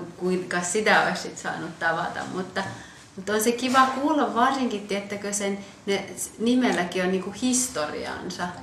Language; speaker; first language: Finnish; early bilingual, other home language; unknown